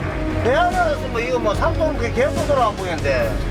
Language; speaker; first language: Korean; native; Korean